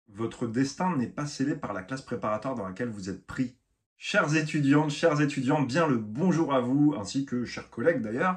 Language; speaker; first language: French; native; French